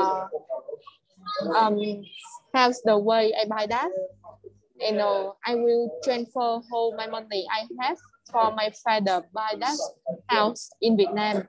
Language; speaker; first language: English; non-native, learner; Vietnamese